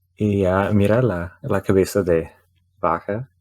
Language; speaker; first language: Spanish; non-native, learner; English